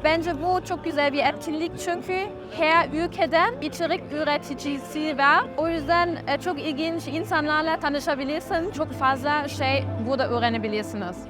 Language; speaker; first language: Turkish; non-native, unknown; German